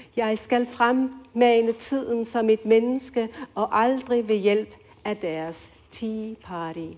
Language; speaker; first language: Danish; non-native, local second language; Kalaallisut